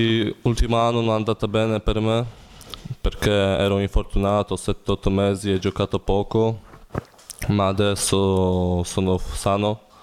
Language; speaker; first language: Italian; non-native, learner; Polish